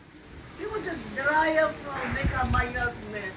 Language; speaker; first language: Dutch; non-native, local second language; Sranan Tongo